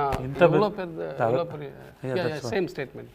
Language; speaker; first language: Telugu; non-native, learner; Tamil